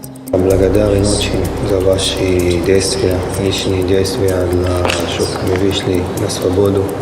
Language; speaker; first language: Russian; early bilingual, heritage; Russian